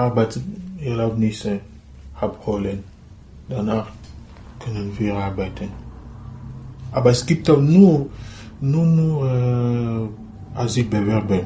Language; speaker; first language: German; non-native, learner; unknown